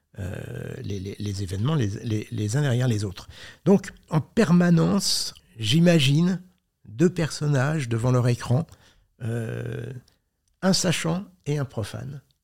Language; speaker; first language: French; native; French